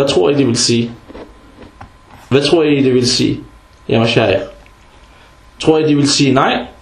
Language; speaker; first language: Danish; early bilingual, other home language; Arabic